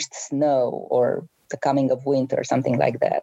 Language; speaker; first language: English; non-native, fluent; Romanian